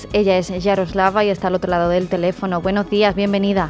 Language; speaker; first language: Spanish; native; Spanish